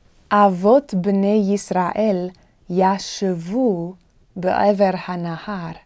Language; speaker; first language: Hebrew; non-native, fluent; English